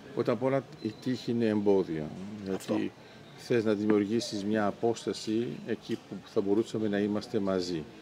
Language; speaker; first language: Greek; early bilingual, heritage; Greek